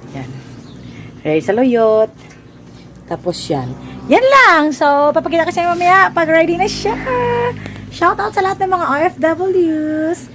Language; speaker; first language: Filipino; non-native, local second language; Hiligaynon